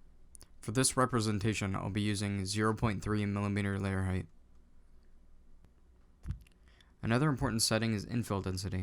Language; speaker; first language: English; native; English